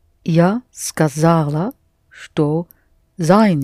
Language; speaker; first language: Russian; non-native, learner; English